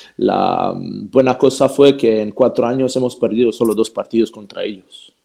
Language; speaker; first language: Spanish; non-native, fluent; Croatian